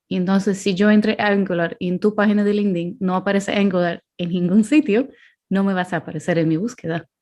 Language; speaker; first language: Spanish; non-native, fluent; Ukrainian